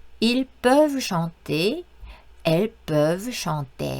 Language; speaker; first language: French; non-native, fluent; Korean